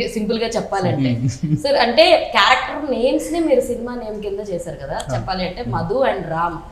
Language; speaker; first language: Telugu; native; Telugu